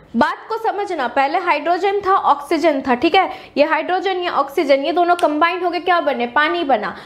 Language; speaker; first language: Hindi; native; Hindi